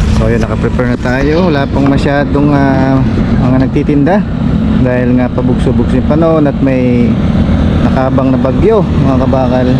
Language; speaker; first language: Filipino; native; Filipino